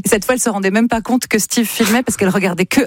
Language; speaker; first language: French; native; French